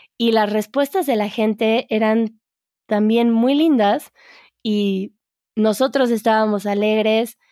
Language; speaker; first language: Spanish; native; Spanish